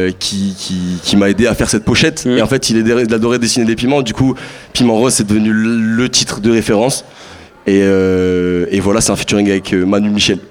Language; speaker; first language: French; native; French